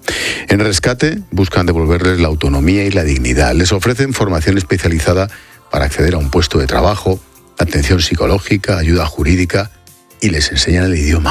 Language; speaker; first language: Spanish; native; Spanish